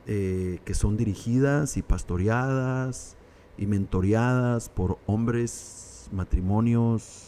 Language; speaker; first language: Spanish; native; Spanish